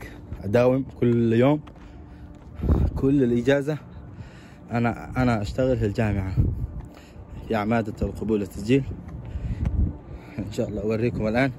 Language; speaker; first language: Arabic; non-native, local second language; Somali